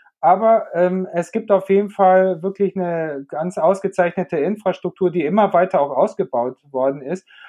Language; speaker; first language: German; native; German